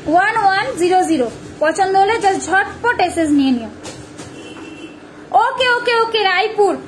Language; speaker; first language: Hindi; non-native, local second language; Bangla